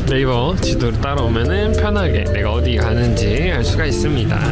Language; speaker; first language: Korean; native; Korean